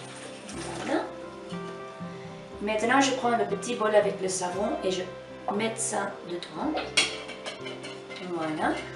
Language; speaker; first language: French; non-native, fluent; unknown